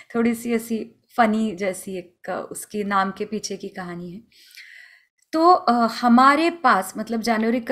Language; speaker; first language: Hindi; non-native, local second language; Marathi